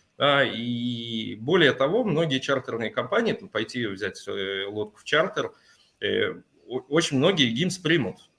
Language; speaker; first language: Russian; native; Russian